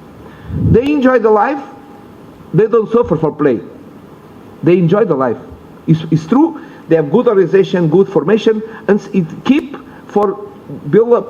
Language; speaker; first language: English; non-native, learner; Portuguese